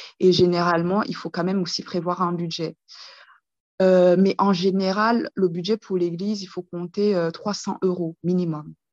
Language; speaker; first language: French; early bilingual, other home language; Kinyarwanda